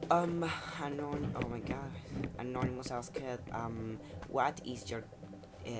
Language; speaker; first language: English; non-native, fluent; Spanish